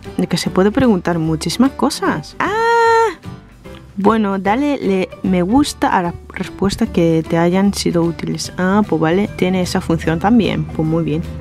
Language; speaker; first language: Spanish; non-native, fluent; Japanese